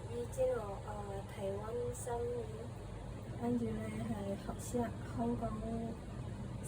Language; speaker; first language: Cantonese; non-native, learner; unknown